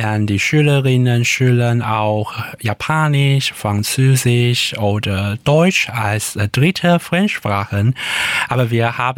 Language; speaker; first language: German; non-native, learner; Chinese